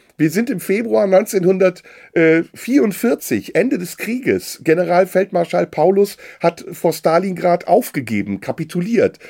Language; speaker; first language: German; early bilingual, other home language; Turkish